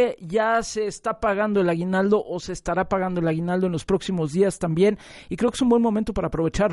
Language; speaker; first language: Spanish; native; Spanish